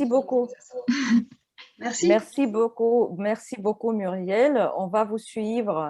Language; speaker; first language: French; non-native, fluent; Russian